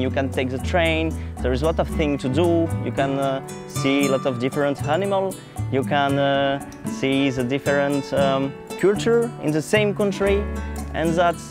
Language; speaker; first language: English; non-native, fluent; French